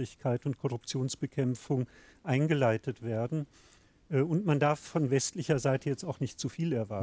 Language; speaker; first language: German; native; German